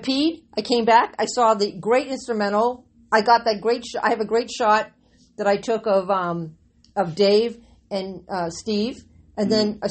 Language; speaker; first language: English; native; English